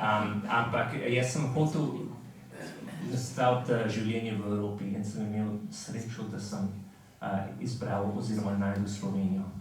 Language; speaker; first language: Slovenian; non-native, fluent; English